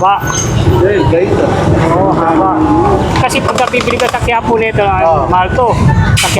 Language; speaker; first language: Filipino; native; Filipino